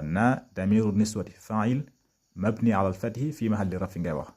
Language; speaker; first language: Arabic; non-native, fluent; Wolof